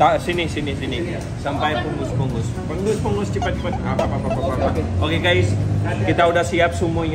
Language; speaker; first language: Indonesian; non-native, learner; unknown